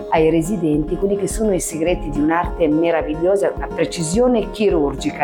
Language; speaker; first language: Italian; native; Italian